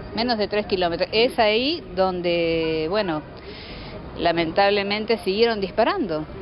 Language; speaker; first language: Spanish; native; Spanish